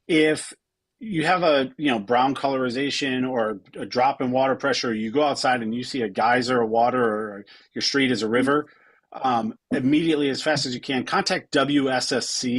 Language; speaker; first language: English; native; English